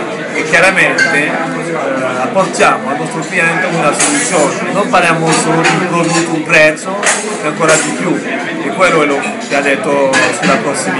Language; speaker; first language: Italian; non-native, fluent; French